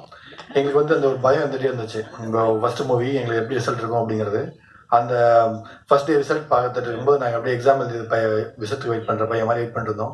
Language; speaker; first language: Tamil; native; Tamil